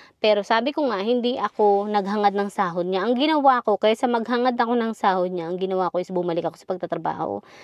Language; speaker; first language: Filipino; native; Filipino